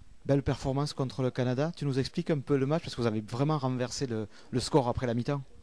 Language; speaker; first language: French; native; French